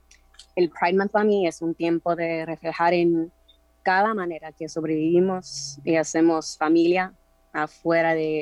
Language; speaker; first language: Spanish; early bilingual, heritage; Spanish